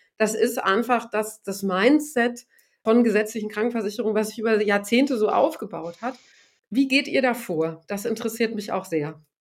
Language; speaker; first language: German; native; German